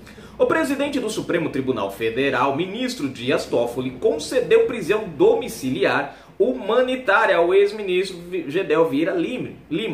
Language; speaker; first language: Portuguese; native; Portuguese